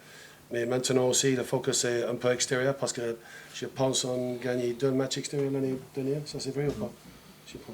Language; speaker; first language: French; non-native, fluent; English